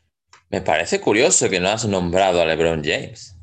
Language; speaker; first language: Spanish; native; Spanish